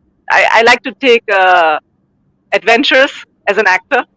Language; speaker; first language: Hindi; non-native, fluent; German